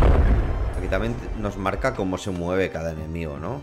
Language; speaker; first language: Spanish; native; Spanish